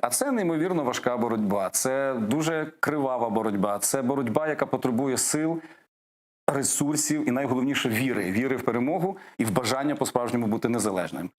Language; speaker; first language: Ukrainian; native; Ukrainian